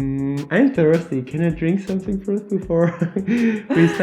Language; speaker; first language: English; non-native, fluent; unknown